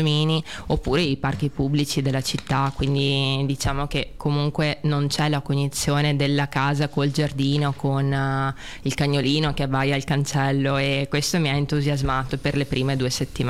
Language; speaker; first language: Italian; early bilingual, other home language; Russian